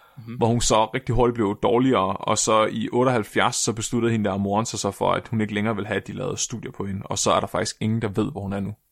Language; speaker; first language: Danish; native; Danish